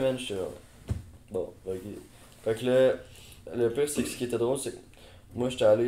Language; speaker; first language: French; native; French